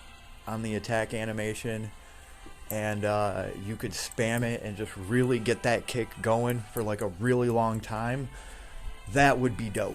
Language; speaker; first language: English; native; English